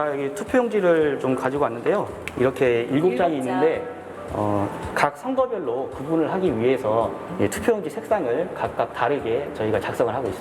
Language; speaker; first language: Korean; native; Korean